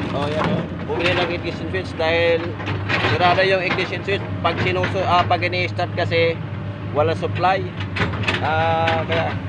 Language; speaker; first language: Filipino; native; Filipino